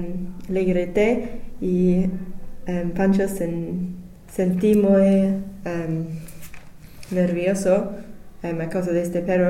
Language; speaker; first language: Spanish; non-native, learner; English